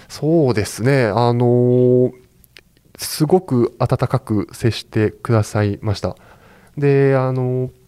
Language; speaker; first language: Japanese; native; Japanese